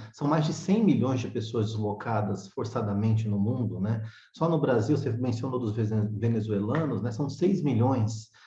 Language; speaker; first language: Portuguese; native; Portuguese